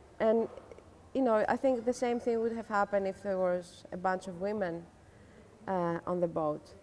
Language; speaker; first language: English; non-native, fluent; Greek